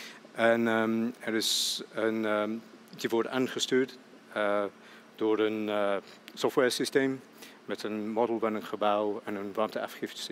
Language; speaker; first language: Dutch; non-native, fluent; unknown